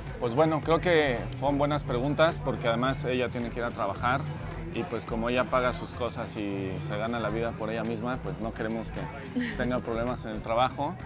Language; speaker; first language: Spanish; native; Spanish